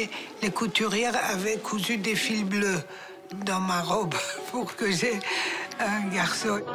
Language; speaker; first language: French; non-native, fluent; Persian